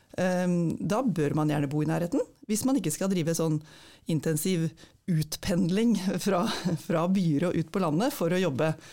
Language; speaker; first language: Norwegian; native; Norwegian